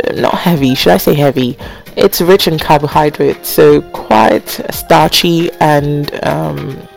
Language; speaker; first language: English; non-native, local second language; Akan